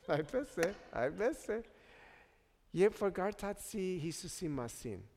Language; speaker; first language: Armenian; early bilingual, heritage; Armenian